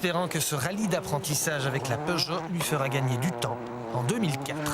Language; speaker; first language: French; native; French